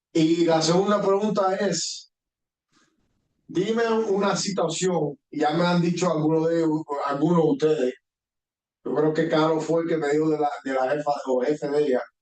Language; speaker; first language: Spanish; early bilingual, heritage; Spanish